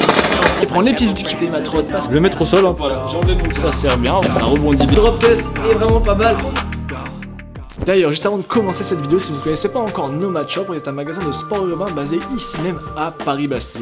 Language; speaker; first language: French; native; French